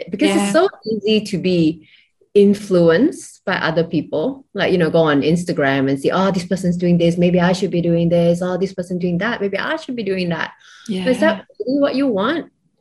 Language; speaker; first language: English; non-native, local second language; Chinese